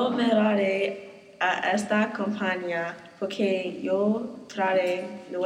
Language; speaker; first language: Spanish; non-native, learner; English